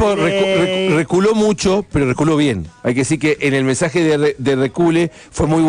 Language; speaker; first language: Spanish; native; Spanish